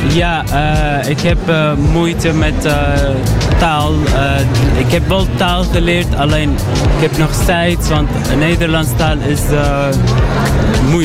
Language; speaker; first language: Dutch; non-native, learner; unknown